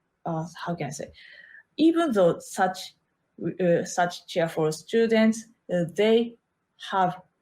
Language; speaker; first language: English; non-native, learner; Japanese